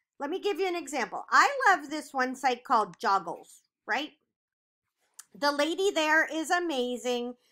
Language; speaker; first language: English; native; English